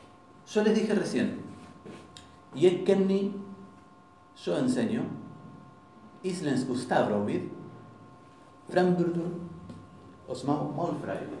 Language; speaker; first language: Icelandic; non-native, learner; Spanish